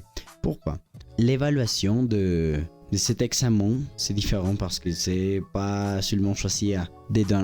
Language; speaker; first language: French; non-native, learner; Spanish